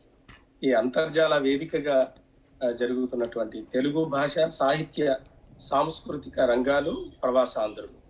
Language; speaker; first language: Telugu; native; Telugu